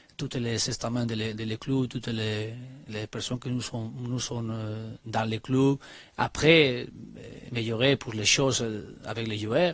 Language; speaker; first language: French; non-native, learner; Spanish